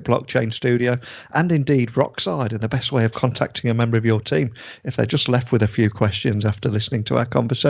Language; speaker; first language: English; native; English